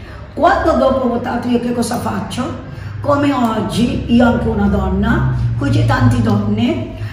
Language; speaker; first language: Italian; non-native, learner; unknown